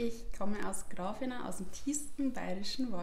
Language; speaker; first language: German; native; German